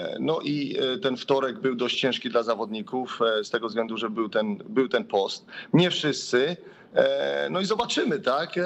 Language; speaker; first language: Polish; native; Polish